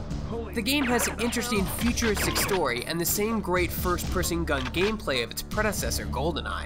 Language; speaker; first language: English; native; English